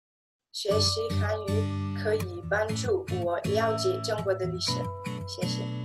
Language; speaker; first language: Chinese; non-native, learner; Slovenian